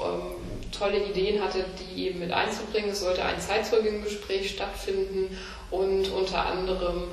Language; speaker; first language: German; native; German